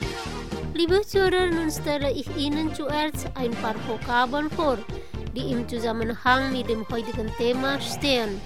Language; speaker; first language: German; non-native, fluent; Indonesian